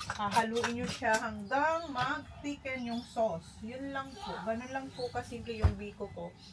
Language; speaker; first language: Filipino; non-native, local second language; Bikol